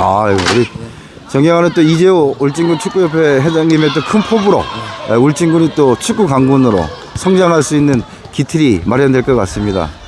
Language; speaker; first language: Korean; native; Korean